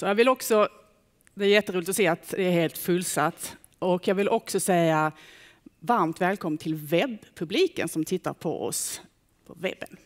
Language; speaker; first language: Swedish; native; Swedish